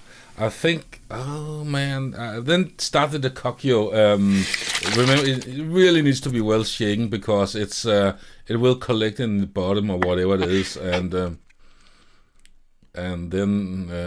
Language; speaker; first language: English; non-native, fluent; Danish